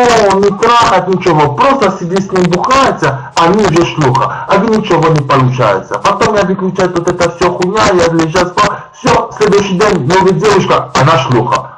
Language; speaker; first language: Russian; non-native, learner; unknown